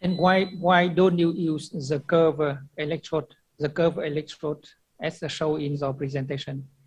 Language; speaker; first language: English; non-native, fluent; Vietnamese